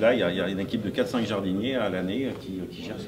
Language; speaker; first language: French; native; French